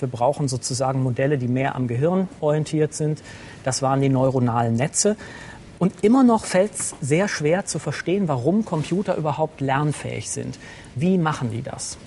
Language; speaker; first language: German; native; German